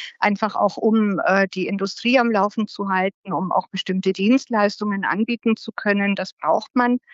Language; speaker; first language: German; native; German